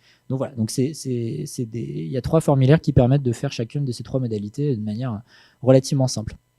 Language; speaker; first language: French; native; French